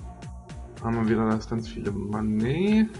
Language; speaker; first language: German; native; German